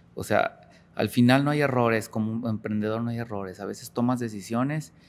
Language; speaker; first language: Spanish; native; Spanish